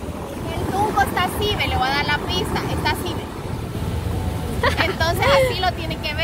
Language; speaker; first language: Spanish; native; Spanish